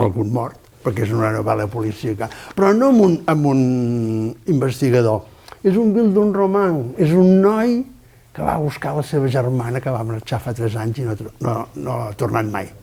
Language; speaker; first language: Catalan; native; Catalan